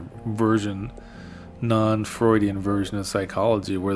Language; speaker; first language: English; native; English